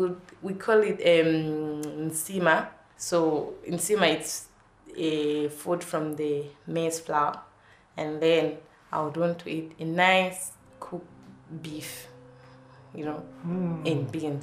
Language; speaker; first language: English; non-native, local second language; Nyanja